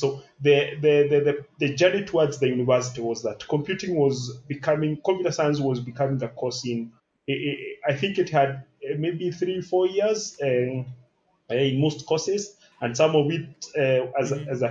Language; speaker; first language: English; non-native, local second language; Kikuyu